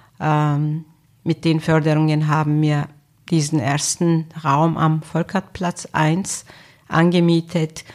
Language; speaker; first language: German; non-native, fluent; Turkish